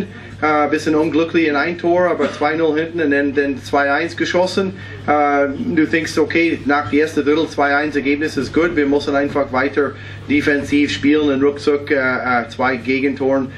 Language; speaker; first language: German; non-native, fluent; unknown